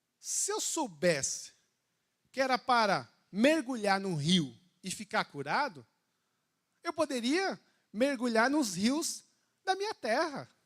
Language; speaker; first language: Portuguese; native; Portuguese